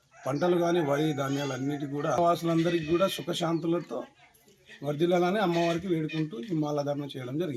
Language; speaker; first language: Telugu; non-native, local second language; Lambadi